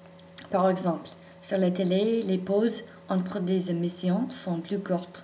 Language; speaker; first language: French; non-native, fluent; English